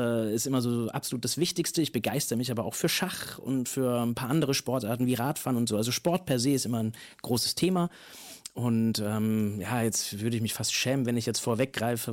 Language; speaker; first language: German; native; German